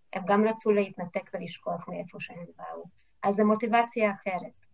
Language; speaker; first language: Hebrew; non-native, fluent; Hungarian